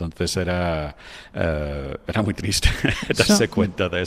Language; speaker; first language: Spanish; non-native, fluent; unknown